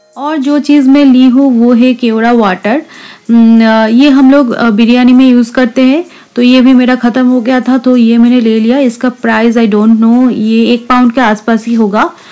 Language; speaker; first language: Hindi; non-native, local second language; Bangla